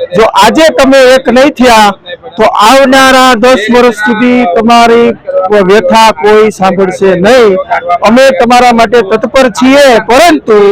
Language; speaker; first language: Gujarati; native; Gujarati